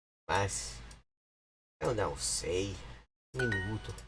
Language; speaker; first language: Portuguese; non-native, fluent; English